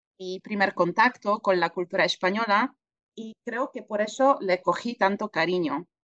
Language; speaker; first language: Spanish; non-native, fluent; Polish